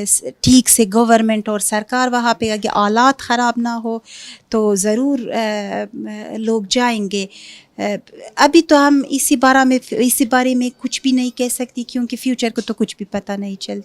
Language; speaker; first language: Hindi; non-native, fluent; Punjabi